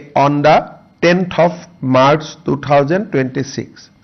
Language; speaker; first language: English; non-native, local second language; Assamese